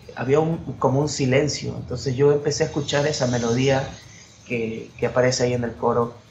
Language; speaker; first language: Spanish; native; Spanish